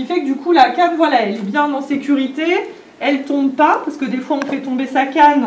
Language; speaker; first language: French; native; French